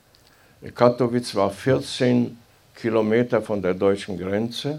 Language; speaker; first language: German; non-native, fluent; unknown